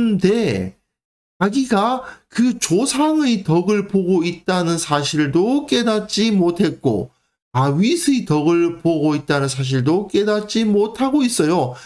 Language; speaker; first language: Korean; native; Korean